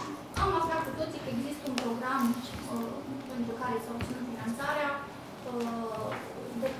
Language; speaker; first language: Romanian; native; Romanian